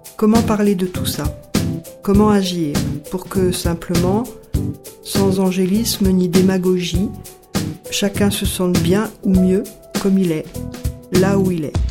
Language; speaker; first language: French; native; French